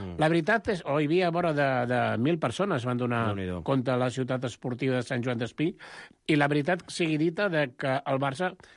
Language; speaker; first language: Catalan; non-native, local second language; Spanish